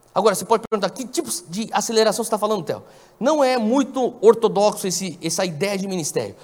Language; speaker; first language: Portuguese; native; Portuguese